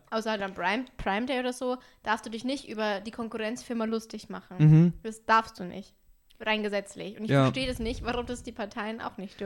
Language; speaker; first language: German; native; German